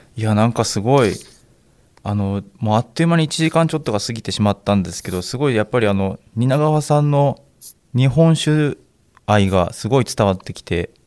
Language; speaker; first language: Japanese; native; Japanese